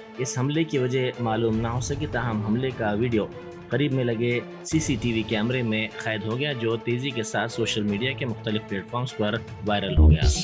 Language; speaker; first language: Hindi; non-native, local second language; Urdu